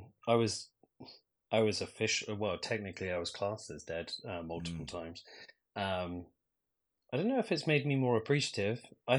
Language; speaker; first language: English; native; English